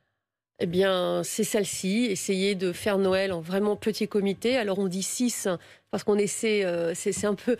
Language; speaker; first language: French; native; French